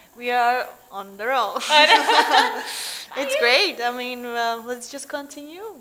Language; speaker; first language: English; non-native, fluent; Czech